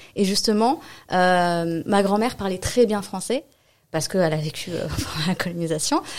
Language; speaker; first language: French; early bilingual, other home language; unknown